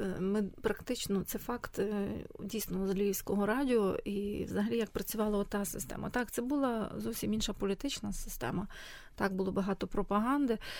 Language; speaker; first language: Ukrainian; native; Ukrainian